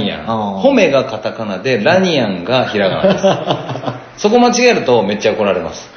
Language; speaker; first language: Japanese; native; Japanese